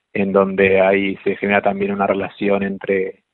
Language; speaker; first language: Spanish; native; Spanish